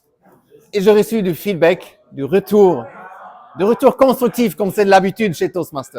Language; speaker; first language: French; non-native, fluent; German